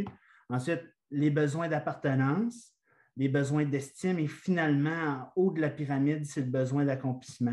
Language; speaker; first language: French; native; French